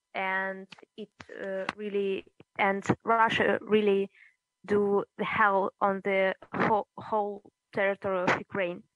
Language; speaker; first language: English; early bilingual, other home language; Russian